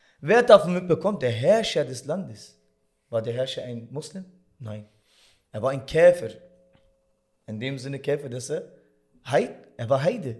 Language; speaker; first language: German; early bilingual, other home language; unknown